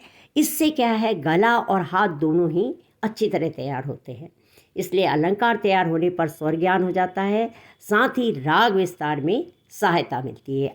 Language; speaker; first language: Hindi; native; Hindi